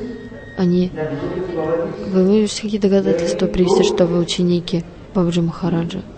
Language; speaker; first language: Russian; non-native, learner; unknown